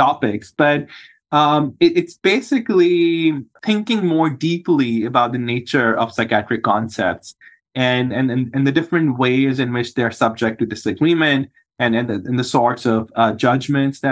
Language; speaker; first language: English; non-native, local second language; Urdu